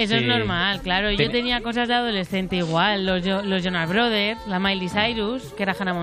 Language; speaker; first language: Spanish; native; Spanish